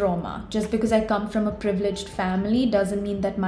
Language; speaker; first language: English; non-native, local second language; Hindi